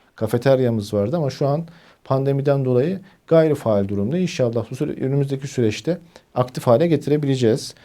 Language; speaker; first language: Turkish; native; Turkish